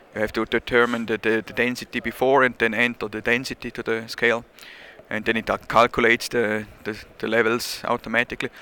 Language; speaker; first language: English; non-native, fluent; German